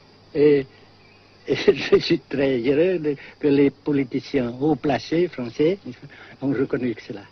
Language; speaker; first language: French; non-native, fluent; Vietnamese